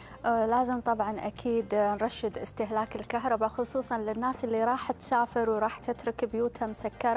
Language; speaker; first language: Arabic; native; Arabic